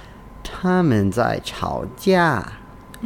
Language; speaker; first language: Chinese; non-native, learner; English